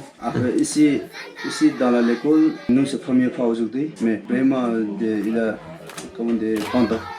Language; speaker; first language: French; non-native, learner; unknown